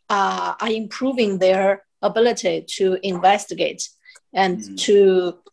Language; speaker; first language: English; non-native, fluent; Chinese